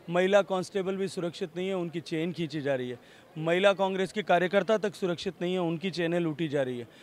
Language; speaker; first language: Hindi; native; Hindi